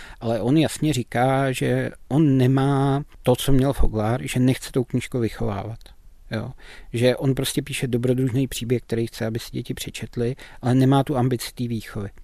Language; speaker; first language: Czech; native; Czech